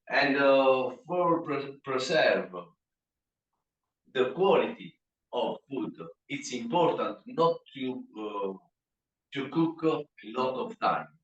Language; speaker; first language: English; non-native, learner; Italian